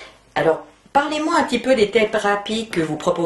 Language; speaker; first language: French; native; French